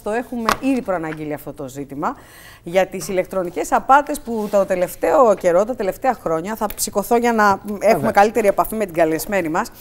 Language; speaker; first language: Greek; native; Greek